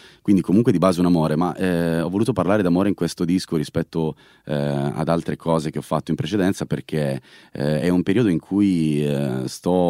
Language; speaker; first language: Italian; native; Italian